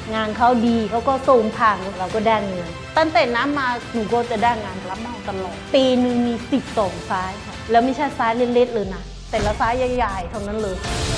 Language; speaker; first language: Thai; non-native, fluent; Burmese